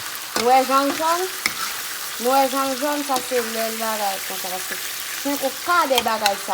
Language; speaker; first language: French; non-native, learner; Haitian Creole